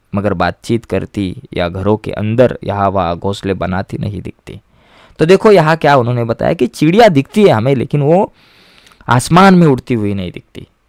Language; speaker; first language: Hindi; non-native, local second language; Marathi